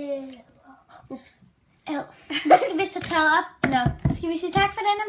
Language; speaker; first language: Danish; native; Danish